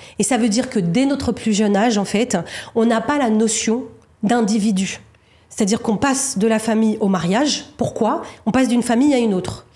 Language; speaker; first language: French; native; French